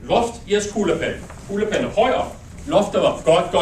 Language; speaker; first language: Danish; non-native, learner; English